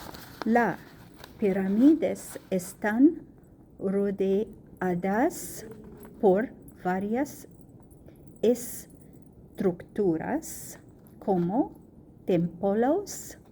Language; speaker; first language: Spanish; non-native, learner; Arabic